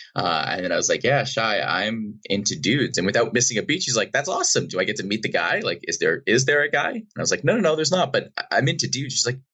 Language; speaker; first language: English; native; English